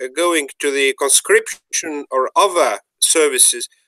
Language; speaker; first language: English; non-native, fluent; Estonian